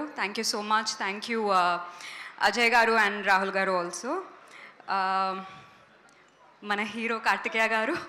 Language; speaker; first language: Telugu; non-native, learner; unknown